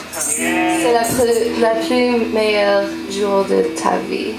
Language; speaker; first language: French; non-native, learner; English